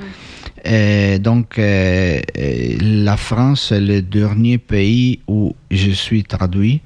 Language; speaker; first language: French; non-native, learner; Italian